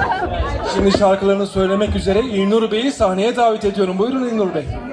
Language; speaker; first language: Turkish; native; Turkish